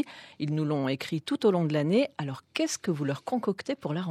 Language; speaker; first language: French; native; French